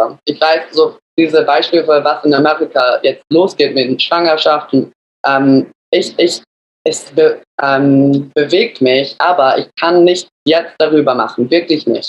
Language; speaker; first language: German; early bilingual, other home language; English